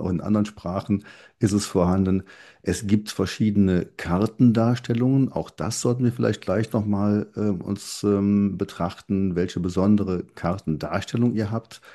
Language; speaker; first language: German; native; German